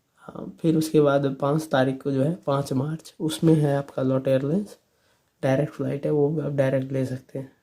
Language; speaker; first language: Hindi; native; Hindi